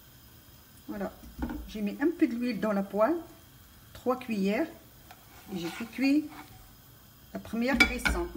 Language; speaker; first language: French; non-native, local second language; Arabic